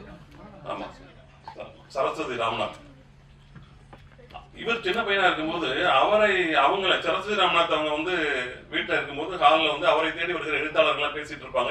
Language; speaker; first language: Tamil; native; Tamil